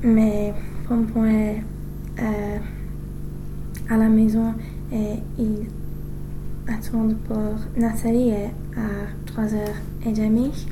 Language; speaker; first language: French; non-native, learner; English